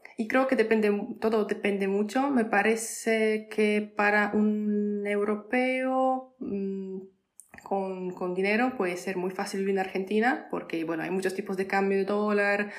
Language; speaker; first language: Spanish; non-native, fluent; Polish